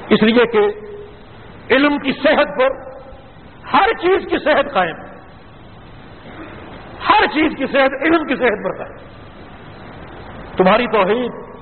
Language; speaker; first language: Urdu; native; Urdu